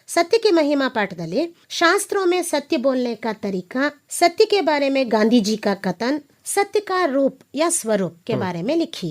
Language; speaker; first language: Hindi; non-native, local second language; Kannada